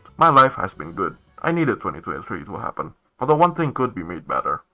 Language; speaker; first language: English; non-native, fluent; Malay